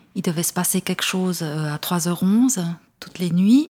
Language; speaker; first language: French; native; French